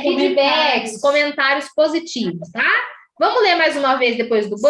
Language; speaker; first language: Portuguese; native; Portuguese